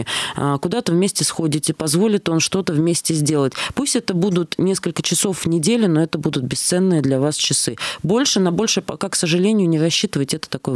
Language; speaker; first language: Russian; native; Russian